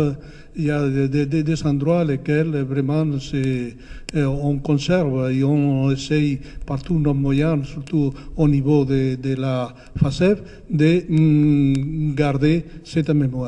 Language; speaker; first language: French; non-native, fluent; Spanish